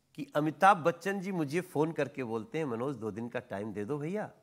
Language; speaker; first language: Hindi; native; Hindi